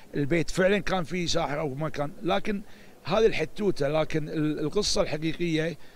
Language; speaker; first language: Arabic; native; Arabic